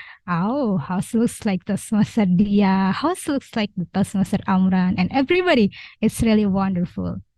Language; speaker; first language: English; non-native, learner; Indonesian